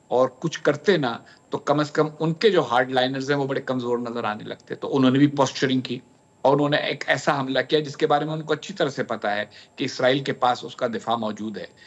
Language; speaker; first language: Urdu; native; Urdu